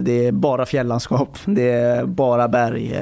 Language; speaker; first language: Swedish; early bilingual, other home language; Persian